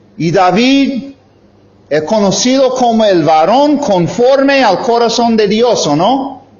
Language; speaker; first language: Spanish; non-native, fluent; English